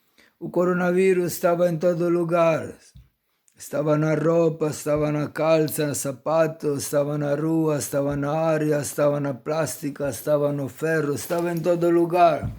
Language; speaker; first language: Portuguese; non-native, fluent; Italian